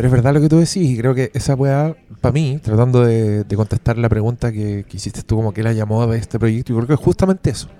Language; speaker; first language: Spanish; native; Spanish